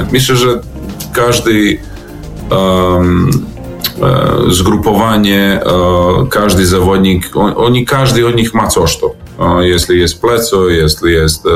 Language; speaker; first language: Polish; non-native, learner; Serbian